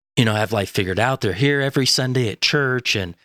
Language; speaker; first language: English; native; English